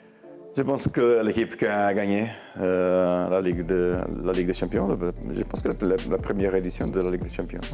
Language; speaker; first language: French; non-native, learner; Portuguese